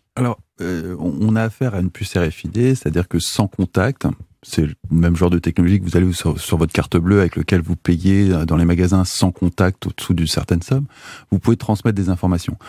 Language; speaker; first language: French; native; French